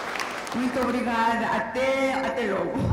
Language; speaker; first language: Portuguese; non-native, learner; Korean